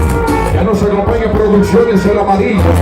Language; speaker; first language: Spanish; native; Spanish